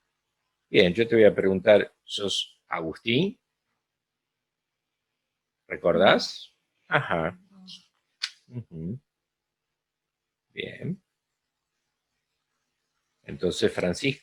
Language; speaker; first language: Spanish; native; Spanish